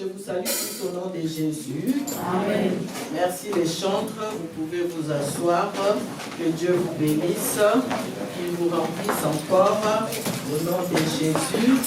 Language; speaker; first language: French; non-native, local second language; Lingala